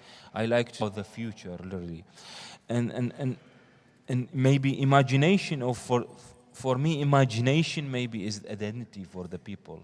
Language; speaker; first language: English; non-native, learner; Arabic